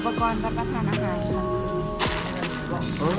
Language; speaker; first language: Thai; native; Thai